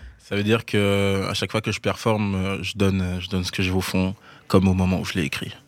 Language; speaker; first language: French; native; French